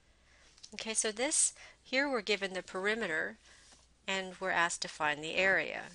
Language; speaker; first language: English; native; English